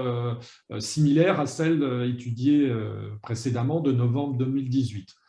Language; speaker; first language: French; native; French